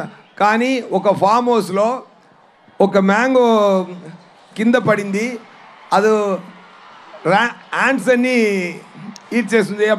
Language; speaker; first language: Telugu; non-native, learner; Tamil